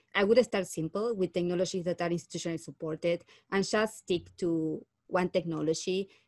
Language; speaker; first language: English; non-native, fluent; Spanish